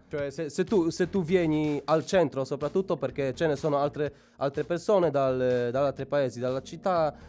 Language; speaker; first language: Italian; non-native, learner; Polish